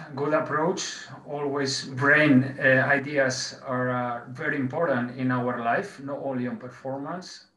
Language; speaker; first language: English; non-native, learner; Spanish